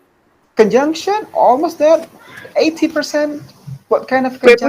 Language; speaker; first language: English; non-native, fluent; Indonesian